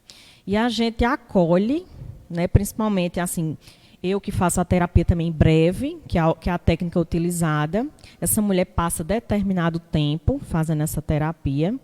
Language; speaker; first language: Portuguese; native; Portuguese